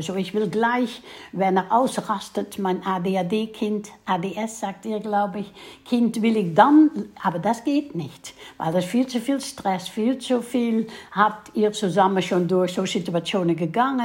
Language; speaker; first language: German; non-native, fluent; Dutch